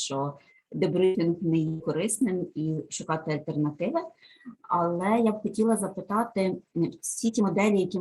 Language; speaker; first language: Ukrainian; native; Ukrainian